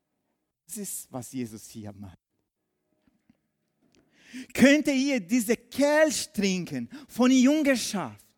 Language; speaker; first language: German; non-native, fluent; Portuguese